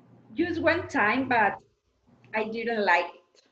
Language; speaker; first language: English; non-native, learner; Spanish